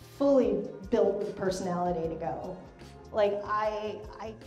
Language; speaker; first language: English; native; English